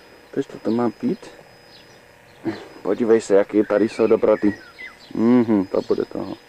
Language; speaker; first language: Czech; early bilingual, heritage; Czech